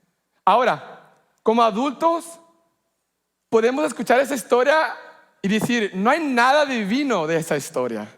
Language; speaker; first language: Spanish; early bilingual, heritage; Spanish